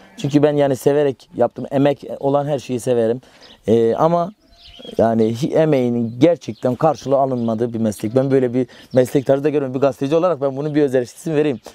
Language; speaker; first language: Turkish; non-native, local second language; Kurdish